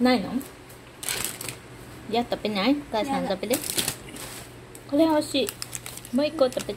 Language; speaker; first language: Japanese; non-native, learner; Vietnamese